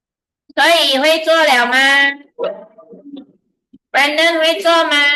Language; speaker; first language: Chinese; early bilingual, heritage; Chinese